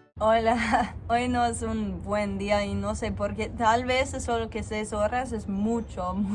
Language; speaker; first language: Spanish; non-native, learner; English